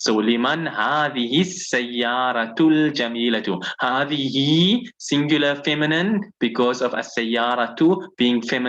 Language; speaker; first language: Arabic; non-native, fluent; English